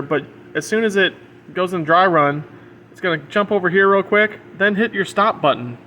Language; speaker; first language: English; native; English